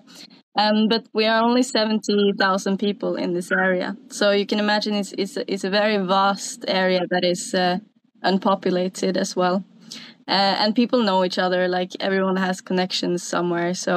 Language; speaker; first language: English; non-native, fluent; Norwegian